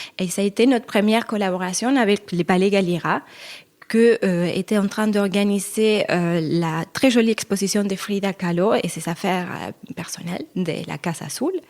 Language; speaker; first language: French; non-native, fluent; Spanish